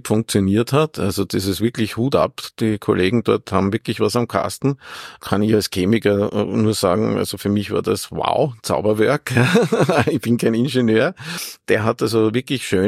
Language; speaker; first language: German; native; German